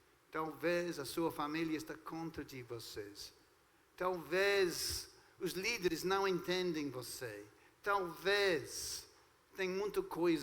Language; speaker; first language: Portuguese; non-native, fluent; English